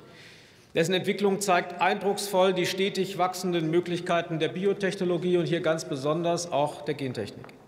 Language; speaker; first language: German; native; German